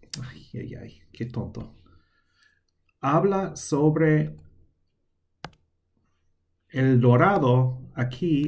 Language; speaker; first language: Spanish; non-native, fluent; English